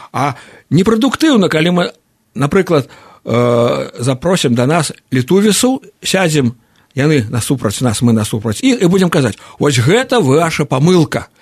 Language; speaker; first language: Belarusian; native; Belarusian